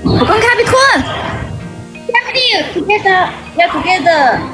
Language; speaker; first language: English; non-native, learner; Thai